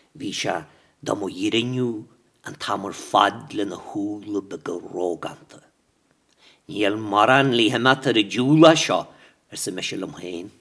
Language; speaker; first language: Irish; native; Irish